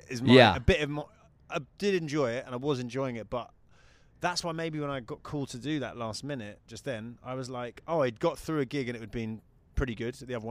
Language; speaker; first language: English; native; English